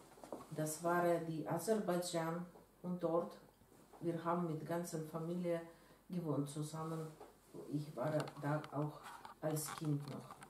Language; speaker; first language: German; non-native, learner; Russian